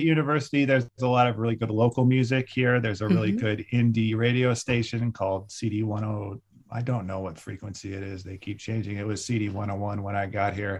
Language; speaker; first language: English; native; English